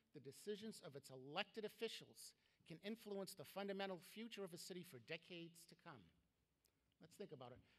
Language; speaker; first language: English; native; English